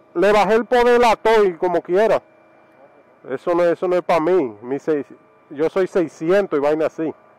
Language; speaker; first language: Spanish; early bilingual, heritage; Spanish